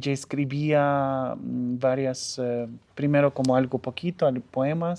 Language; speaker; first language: Spanish; non-native, fluent; Ukrainian